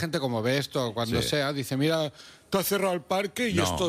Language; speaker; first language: Spanish; native; Spanish